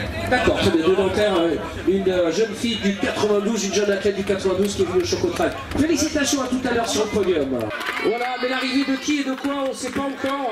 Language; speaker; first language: French; native; French